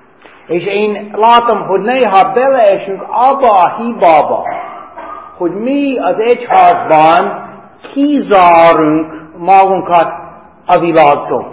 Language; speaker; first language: Hungarian; non-native, fluent; English